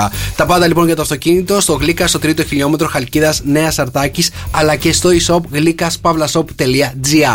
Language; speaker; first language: Greek; native; Greek